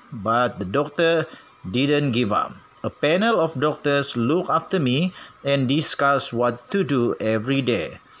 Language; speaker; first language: English; non-native, local second language; Malay